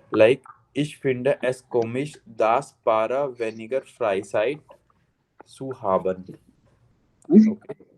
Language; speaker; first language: German; non-native, fluent; Hindi